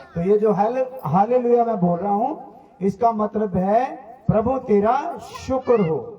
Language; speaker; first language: Hindi; non-native, local second language; Punjabi